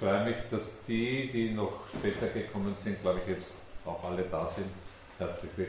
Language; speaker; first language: German; native; German